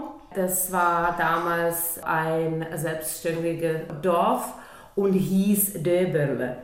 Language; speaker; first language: German; non-native, local second language; Czech